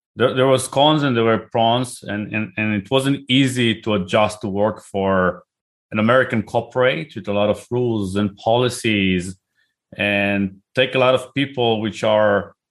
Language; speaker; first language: English; non-native, fluent; Hebrew